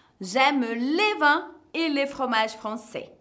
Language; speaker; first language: French; non-native, fluent; Portuguese